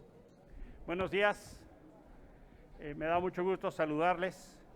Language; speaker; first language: Spanish; native; Spanish